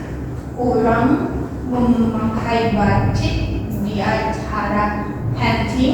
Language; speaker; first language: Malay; non-native, learner; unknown